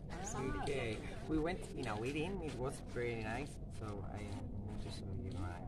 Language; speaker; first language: English; non-native, learner; Spanish